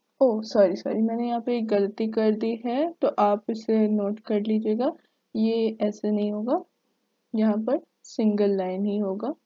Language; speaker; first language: Hindi; native; Hindi